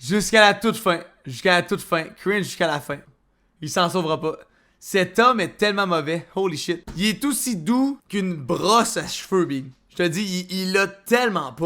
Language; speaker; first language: French; native; French